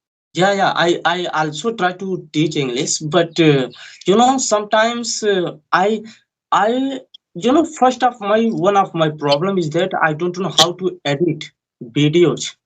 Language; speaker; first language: English; non-native, learner; Hindi